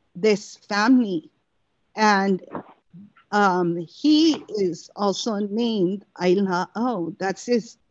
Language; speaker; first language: English; native; English